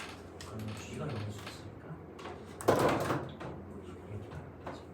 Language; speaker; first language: Korean; native; Korean